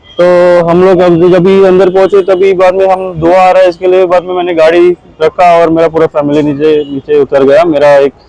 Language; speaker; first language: Hindi; non-native, local second language; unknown